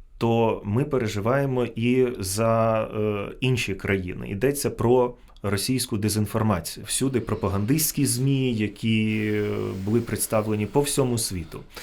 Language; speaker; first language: Ukrainian; native; Ukrainian